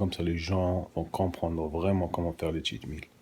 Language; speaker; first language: French; non-native, local second language; Arabic